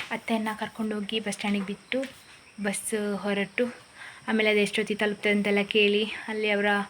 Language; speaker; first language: Kannada; native; Kannada